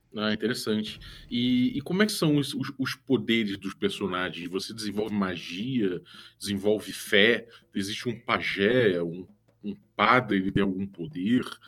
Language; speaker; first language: Portuguese; native; Portuguese